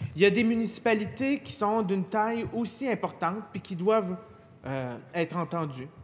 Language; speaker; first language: French; native; French